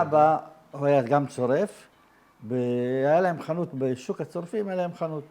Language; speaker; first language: Hebrew; early bilingual, other home language; Arabic